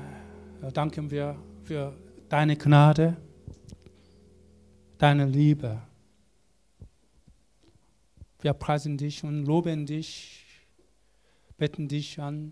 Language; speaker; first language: German; non-native, learner; Korean